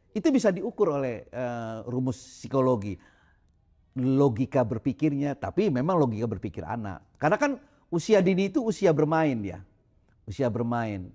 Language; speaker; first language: Indonesian; non-native, local second language; Sundanese